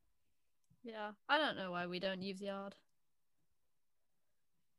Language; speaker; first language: English; native; English